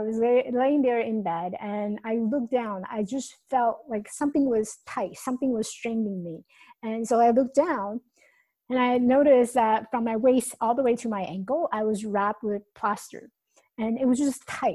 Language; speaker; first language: English; non-native, fluent; Chinese